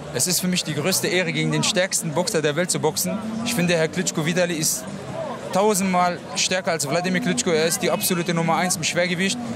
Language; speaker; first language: German; early bilingual, other home language; Arabic